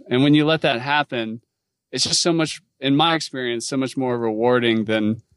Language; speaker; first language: English; native; English